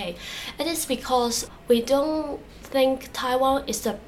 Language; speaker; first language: English; non-native, local second language; Cantonese